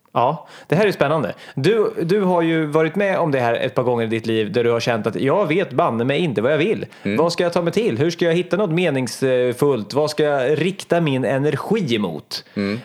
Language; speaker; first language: Swedish; native; Swedish